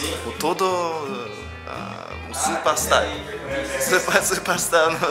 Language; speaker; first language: Portuguese; non-native, fluent; Japanese